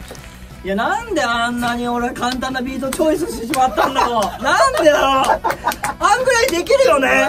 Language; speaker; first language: Japanese; native; Japanese